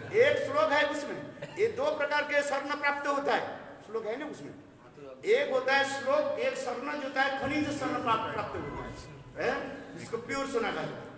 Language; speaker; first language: Hindi; non-native, local second language; Bangla